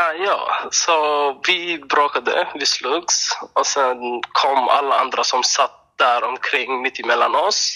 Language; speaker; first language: Swedish; non-native, fluent; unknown